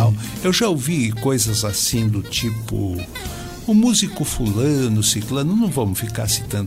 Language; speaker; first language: Portuguese; native; Portuguese